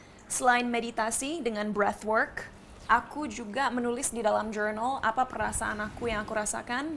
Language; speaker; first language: Indonesian; early bilingual, heritage; Indonesian